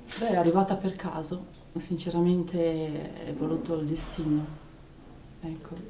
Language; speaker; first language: Italian; non-native, fluent; Romanian